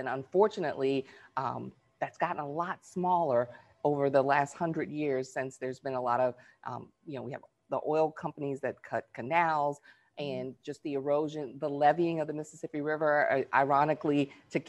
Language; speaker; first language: English; native; English